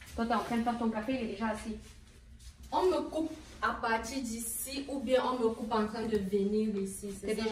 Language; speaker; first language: French; native; French